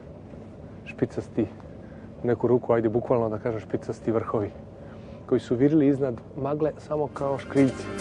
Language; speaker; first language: Serbian; native; Serbian